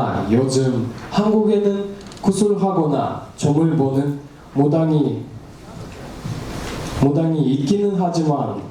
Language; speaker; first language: Korean; non-native, learner; Kyrgyz